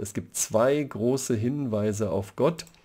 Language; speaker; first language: German; native; German